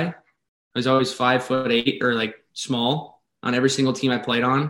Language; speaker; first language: English; native; English